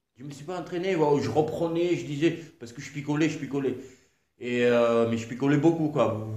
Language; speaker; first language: French; non-native, fluent; Georgian